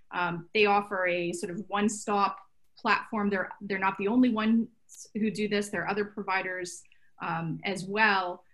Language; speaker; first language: English; native; English